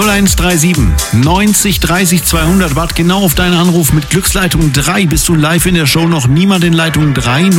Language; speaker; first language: German; native; German